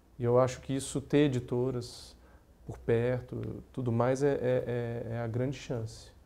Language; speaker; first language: Portuguese; native; Portuguese